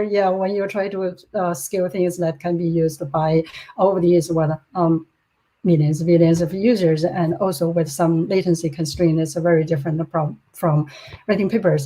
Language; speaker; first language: English; non-native, fluent; Chinese